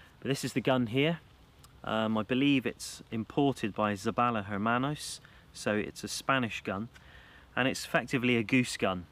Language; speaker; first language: English; native; English